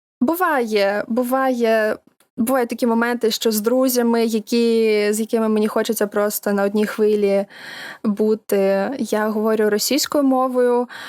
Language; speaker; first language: Ukrainian; non-native, local second language; Russian